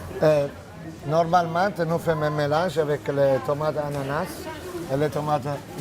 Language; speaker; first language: French; non-native, fluent; Italian